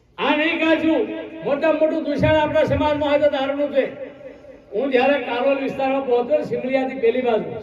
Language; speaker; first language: Gujarati; native; Gujarati